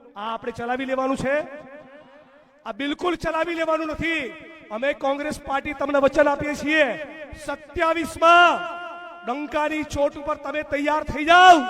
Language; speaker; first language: Gujarati; native; Gujarati